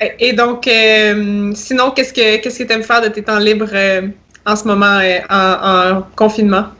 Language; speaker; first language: French; native; French